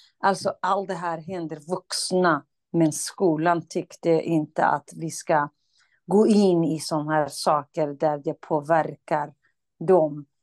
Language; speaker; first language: Swedish; non-native, fluent; Kurdish